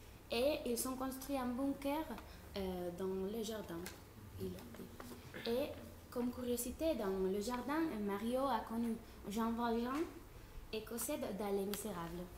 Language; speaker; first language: French; non-native, fluent; Spanish